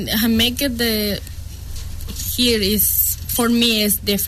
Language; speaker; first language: English; non-native, learner; Spanish